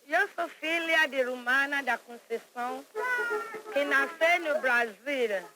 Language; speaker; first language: Portuguese; early bilingual, heritage; Portuguese